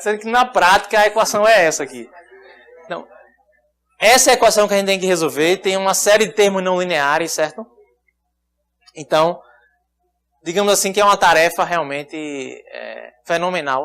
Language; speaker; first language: Portuguese; native; Portuguese